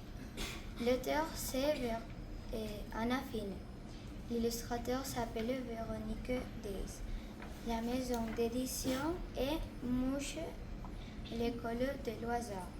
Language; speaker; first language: French; non-native, learner; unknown